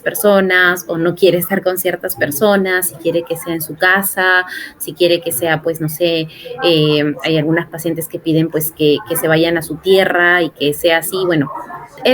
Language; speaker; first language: Spanish; native; Spanish